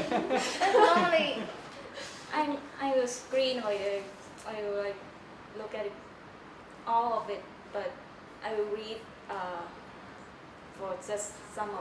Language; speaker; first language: English; non-native, learner; Thai